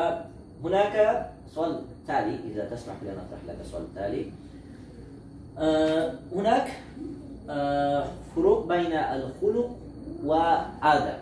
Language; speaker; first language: Arabic; non-native, learner; Uzbek